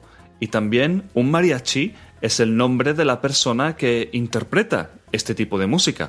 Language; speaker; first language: Spanish; native; Spanish